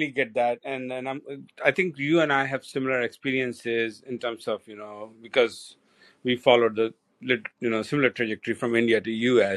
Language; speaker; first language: English; non-native, local second language; Hindi